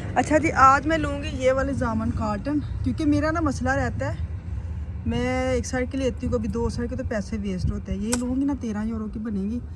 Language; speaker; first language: Urdu; non-native, local second language; Punjabi